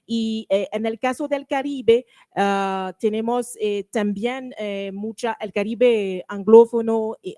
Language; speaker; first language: Spanish; non-native, learner; French